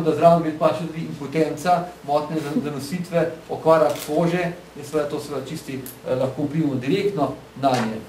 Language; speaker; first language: Slovenian; native; Slovenian